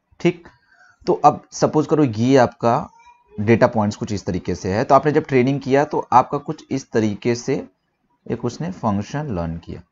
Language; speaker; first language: Hindi; native; Hindi